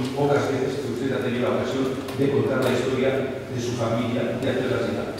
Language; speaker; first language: Spanish; native; Spanish